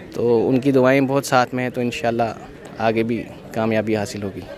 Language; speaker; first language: Hindi; native; Hindi